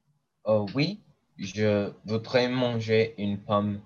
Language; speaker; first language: French; non-native, learner; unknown